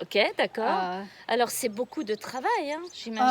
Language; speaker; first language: French; native; French